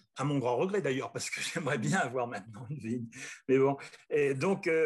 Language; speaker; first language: French; native; French